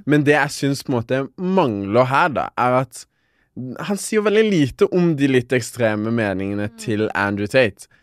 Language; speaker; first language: Norwegian; early bilingual, other home language; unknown